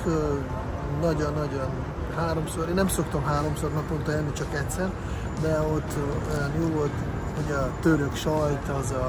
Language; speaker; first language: Hungarian; non-native, fluent; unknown